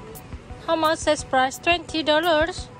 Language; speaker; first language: English; non-native, learner; Indonesian